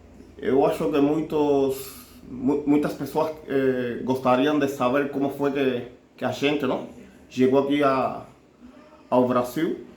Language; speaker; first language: Portuguese; non-native, learner; Spanish